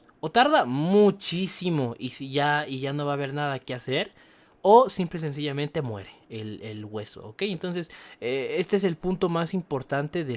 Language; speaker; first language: Spanish; native; Spanish